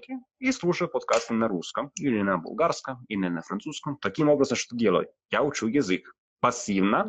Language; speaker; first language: Russian; non-native, fluent; Italian